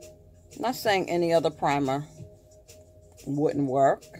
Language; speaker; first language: English; native; English